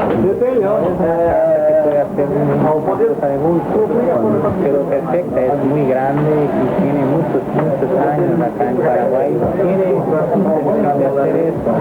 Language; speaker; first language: Spanish; non-native, learner; Portuguese